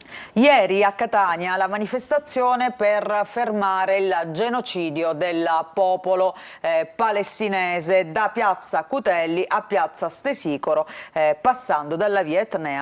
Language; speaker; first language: Italian; native; Italian